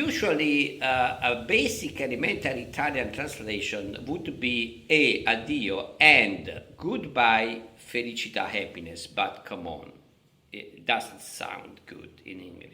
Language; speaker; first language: English; non-native, fluent; Italian